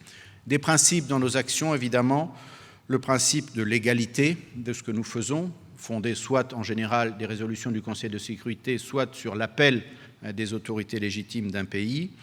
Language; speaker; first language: French; native; French